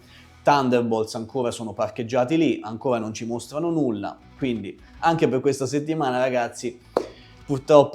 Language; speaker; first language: Italian; native; Italian